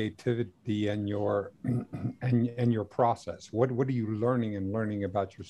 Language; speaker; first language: English; non-native, fluent; Spanish